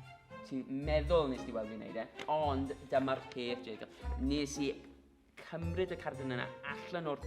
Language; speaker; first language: Welsh; native; Welsh